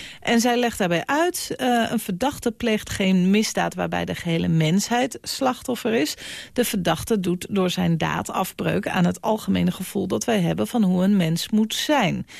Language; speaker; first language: Dutch; native; Dutch